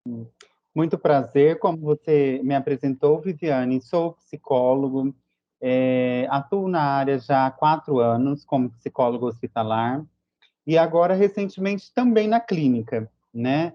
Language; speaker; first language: Portuguese; native; Portuguese